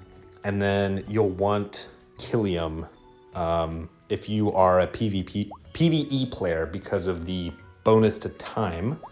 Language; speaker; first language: English; native; English